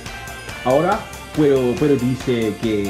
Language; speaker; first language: Spanish; non-native, learner; English